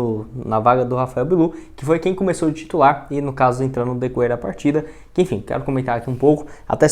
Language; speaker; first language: Portuguese; native; Portuguese